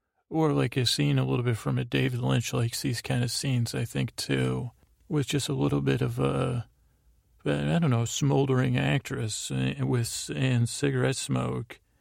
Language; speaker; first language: English; native; English